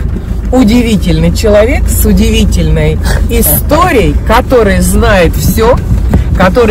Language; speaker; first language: Russian; native; Russian